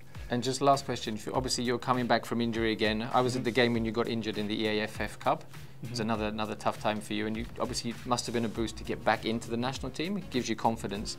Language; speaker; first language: English; native; English